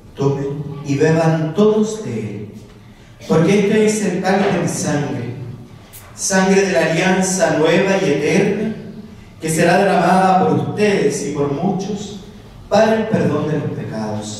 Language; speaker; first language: Spanish; native; Spanish